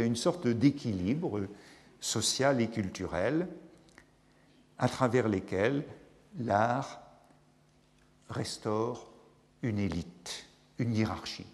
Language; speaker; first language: French; native; French